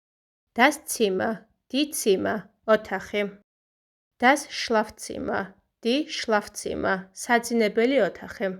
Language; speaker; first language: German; non-native, fluent; Georgian